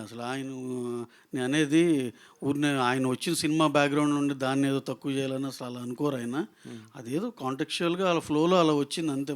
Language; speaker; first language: Telugu; native; Telugu